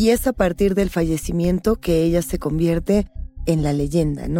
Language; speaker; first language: Spanish; native; Spanish